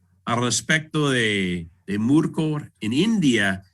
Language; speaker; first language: Spanish; non-native, fluent; English